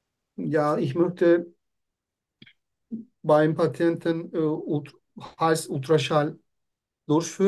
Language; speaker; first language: German; non-native, fluent; Turkish